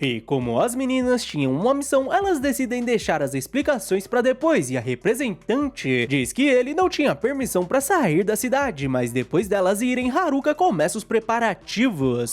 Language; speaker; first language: Portuguese; native; Portuguese